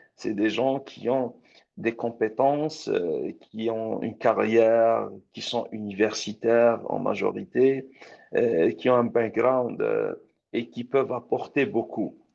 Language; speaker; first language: French; non-native, local second language; Arabic